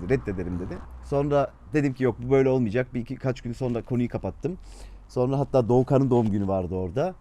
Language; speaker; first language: Turkish; early bilingual, heritage; Turkish